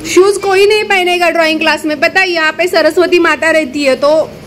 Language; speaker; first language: Hindi; non-native, local second language; Marathi